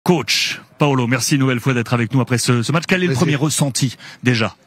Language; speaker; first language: French; native; French